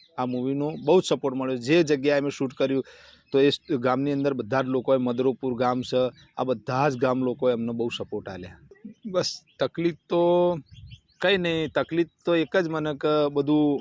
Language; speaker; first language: Gujarati; native; Gujarati